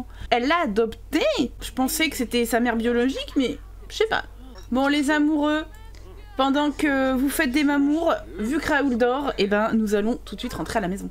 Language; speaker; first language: French; native; French